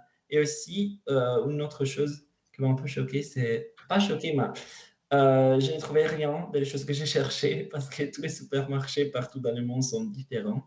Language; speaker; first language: French; non-native, learner; Italian